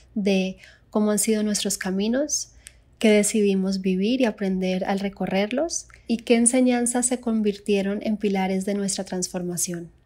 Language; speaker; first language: Spanish; native; Spanish